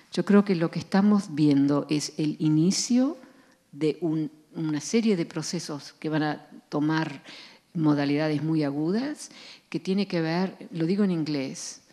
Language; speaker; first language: Spanish; non-native, fluent; Dutch